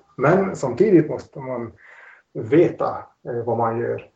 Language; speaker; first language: Swedish; non-native, fluent; Hungarian